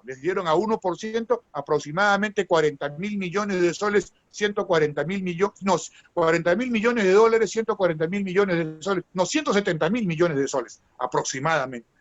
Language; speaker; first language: Spanish; native; Spanish